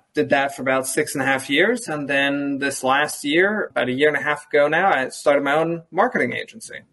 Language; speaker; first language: English; early bilingual, other home language; German